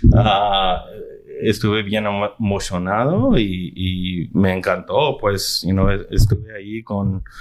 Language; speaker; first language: Spanish; early bilingual, heritage; Spanish